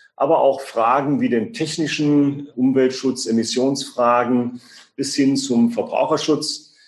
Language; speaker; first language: German; native; German